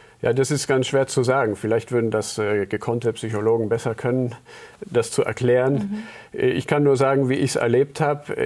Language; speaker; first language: German; early bilingual, heritage; German